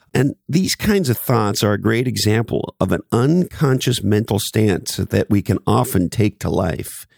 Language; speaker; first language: English; native; English